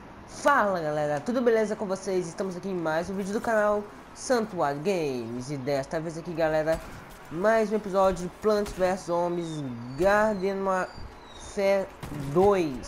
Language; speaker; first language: Portuguese; native; Portuguese